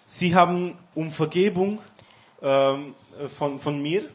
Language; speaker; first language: German; non-native, learner; Romanian